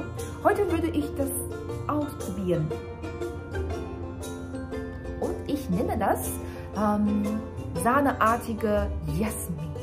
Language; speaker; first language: German; non-native, fluent; Chinese